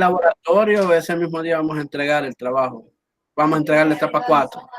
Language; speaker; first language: Spanish; native; Spanish